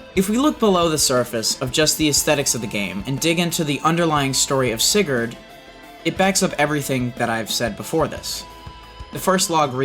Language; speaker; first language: English; native; English